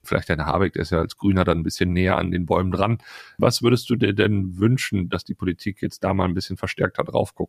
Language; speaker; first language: German; native; German